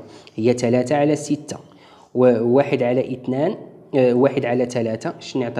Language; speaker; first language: Arabic; native; Arabic